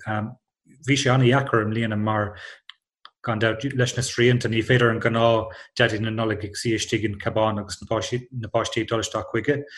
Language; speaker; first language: Irish; non-native, local second language; English